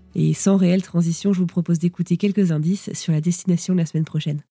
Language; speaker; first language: French; native; French